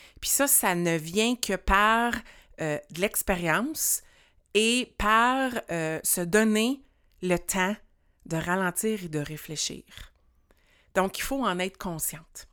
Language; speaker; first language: French; native; French